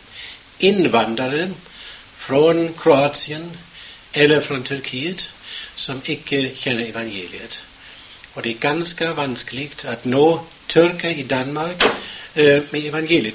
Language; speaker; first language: Swedish; non-native, fluent; German